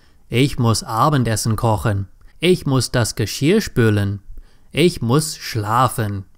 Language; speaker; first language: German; non-native, fluent; English